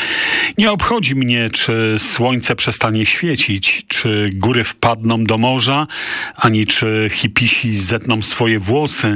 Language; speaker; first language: Polish; native; Polish